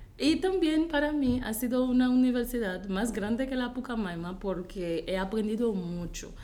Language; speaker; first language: Spanish; non-native, fluent; Haitian Creole